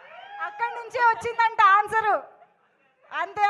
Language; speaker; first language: Telugu; native; Telugu